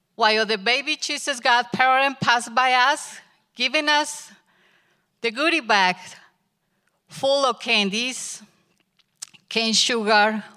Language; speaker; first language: English; non-native, learner; Spanish